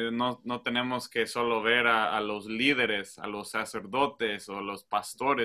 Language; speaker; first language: Spanish; non-native, fluent; English